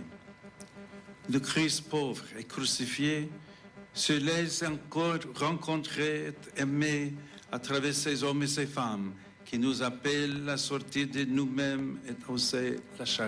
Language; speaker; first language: French; non-native, fluent; English